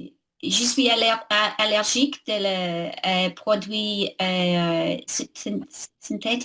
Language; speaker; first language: French; non-native, learner; English